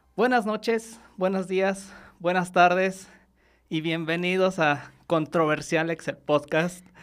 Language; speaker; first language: Spanish; native; Spanish